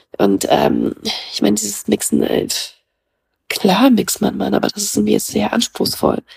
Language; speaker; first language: German; early bilingual, other home language; Russian